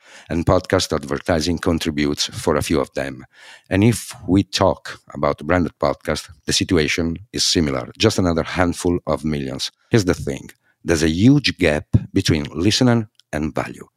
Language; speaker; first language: English; non-native, fluent; Italian